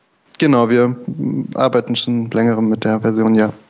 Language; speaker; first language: German; native; German